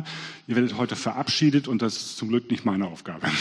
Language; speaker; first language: German; native; German